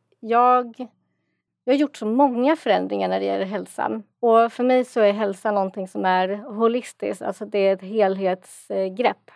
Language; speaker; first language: Swedish; native; Swedish